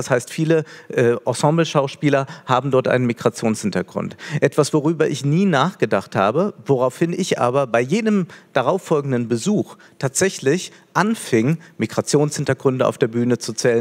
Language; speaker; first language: German; native; German